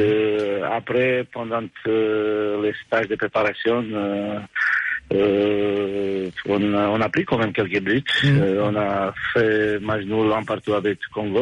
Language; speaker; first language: French; non-native, fluent; Romanian